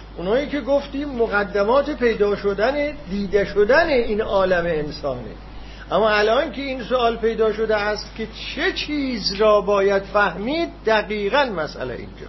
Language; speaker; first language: Persian; non-native, local second language; Azerbaijani